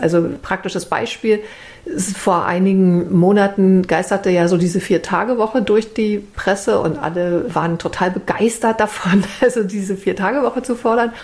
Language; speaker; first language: German; native; German